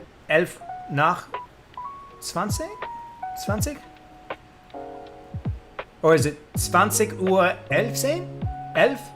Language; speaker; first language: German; non-native, learner; English